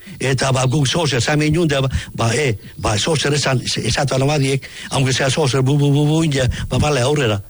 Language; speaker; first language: Basque; native; Basque